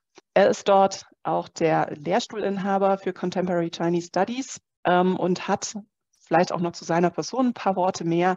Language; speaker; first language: German; native; German